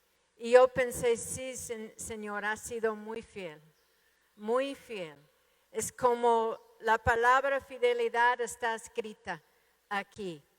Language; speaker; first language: Spanish; non-native, fluent; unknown